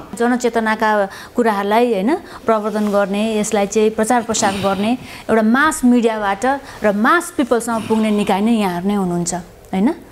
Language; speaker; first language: Nepali; native; Nepali